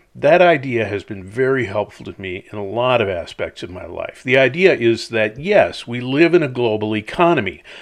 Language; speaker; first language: English; native; English